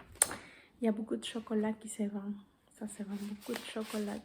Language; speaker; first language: French; non-native, fluent; Spanish